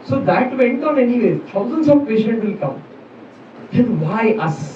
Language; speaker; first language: English; non-native, local second language; Marathi